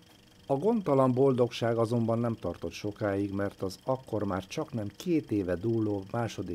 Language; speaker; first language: Hungarian; native; Hungarian